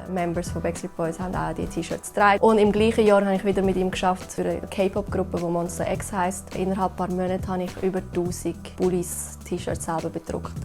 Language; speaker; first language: German; early bilingual, other home language; Turkish